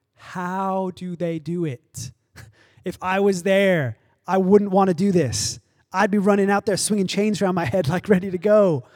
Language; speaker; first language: English; native; English